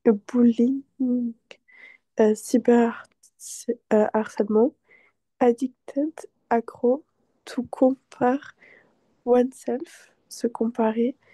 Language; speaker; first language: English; non-native, learner; French